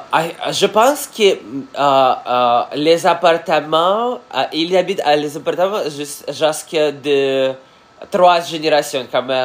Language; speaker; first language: French; non-native, learner; Russian